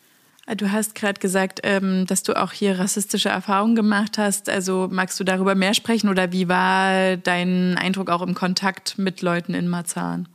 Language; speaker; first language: German; native; German